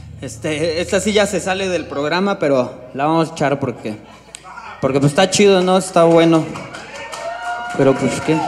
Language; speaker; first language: Spanish; native; Spanish